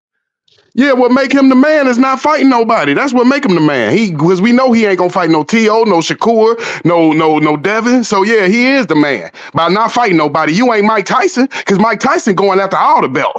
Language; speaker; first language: English; native; English